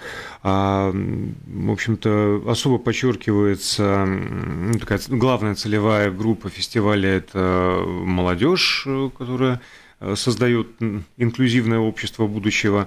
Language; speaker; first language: Russian; native; Russian